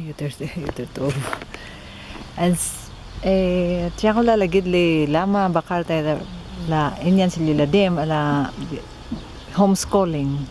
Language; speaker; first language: Hebrew; non-native, fluent; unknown